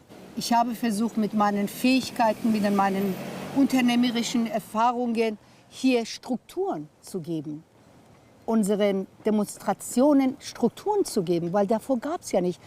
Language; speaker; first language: German; non-native, fluent; Persian